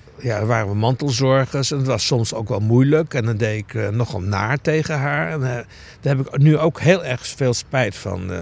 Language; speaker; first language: Dutch; early bilingual, other home language; Greek